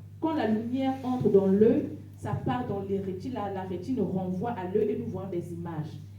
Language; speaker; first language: French; non-native, local second language; Lingala